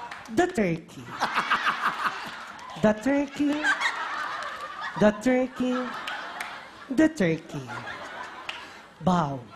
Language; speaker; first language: English; non-native, local second language; Filipino